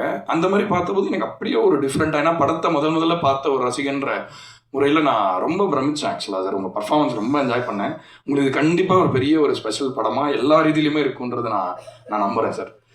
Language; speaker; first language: Tamil; native; Tamil